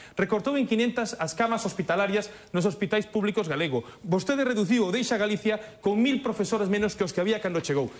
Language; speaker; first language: Galician; native; Galician